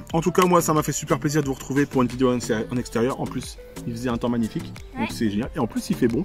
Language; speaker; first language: French; native; French